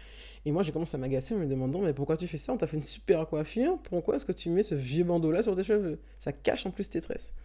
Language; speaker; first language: French; native; French